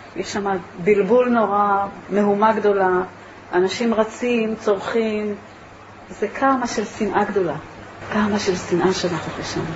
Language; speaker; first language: Hebrew; native; Hebrew